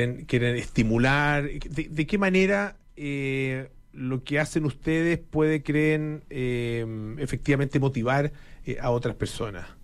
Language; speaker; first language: Spanish; native; Spanish